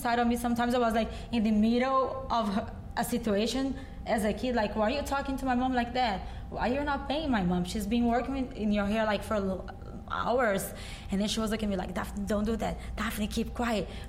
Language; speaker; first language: English; non-native, fluent; Portuguese